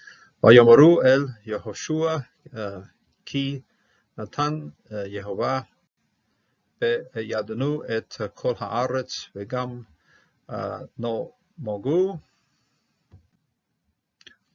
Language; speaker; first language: Hebrew; non-native, fluent; English